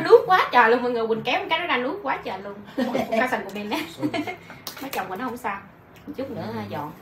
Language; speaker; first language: Japanese; non-native, learner; Vietnamese